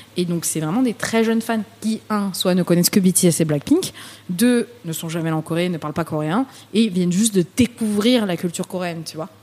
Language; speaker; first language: French; early bilingual, other home language; Vietnamese